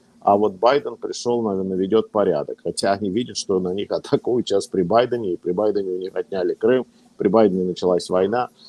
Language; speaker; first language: Russian; native; Russian